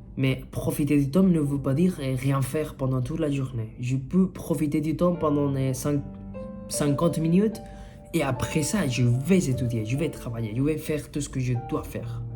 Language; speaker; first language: French; non-native, fluent; Spanish